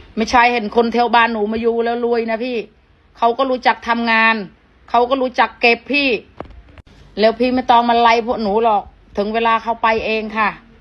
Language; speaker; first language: Thai; non-native, fluent; Khmer